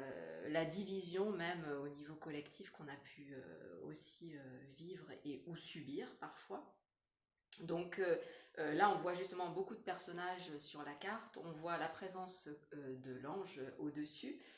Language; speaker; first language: French; native; French